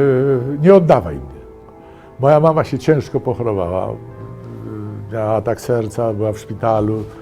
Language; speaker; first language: Polish; native; Polish